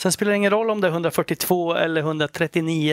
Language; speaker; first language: Swedish; native; Swedish